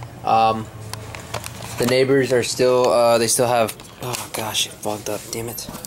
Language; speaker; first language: English; early bilingual, other home language; Spanish